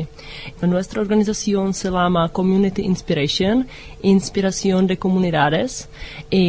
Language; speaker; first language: Spanish; non-native, learner; Czech